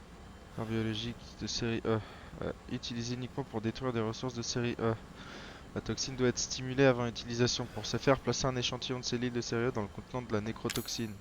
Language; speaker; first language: French; native; French